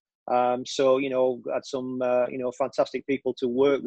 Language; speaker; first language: English; native; English